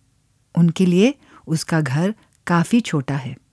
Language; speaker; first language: Hindi; native; Hindi